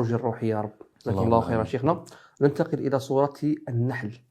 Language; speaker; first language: Arabic; native; Arabic